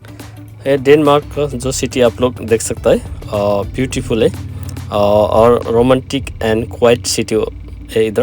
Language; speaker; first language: Hindi; non-native, learner; Nepali